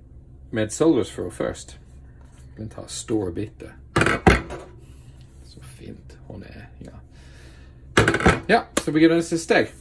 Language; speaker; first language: Swedish; non-native, fluent; English